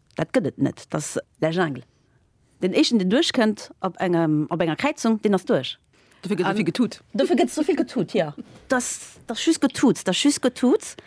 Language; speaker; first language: Luxembourgish; early bilingual, other home language; Spanish